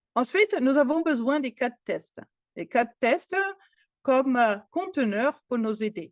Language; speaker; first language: French; non-native, fluent; German